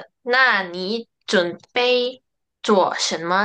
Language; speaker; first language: Chinese; non-native, learner; Indonesian